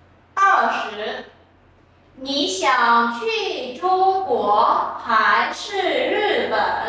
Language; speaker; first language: Chinese; non-native, fluent; Vietnamese